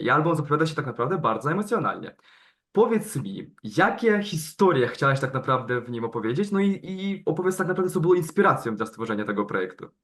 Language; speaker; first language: Polish; native; Polish